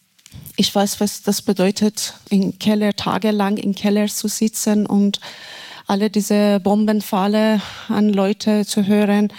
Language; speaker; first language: German; non-native, fluent; Persian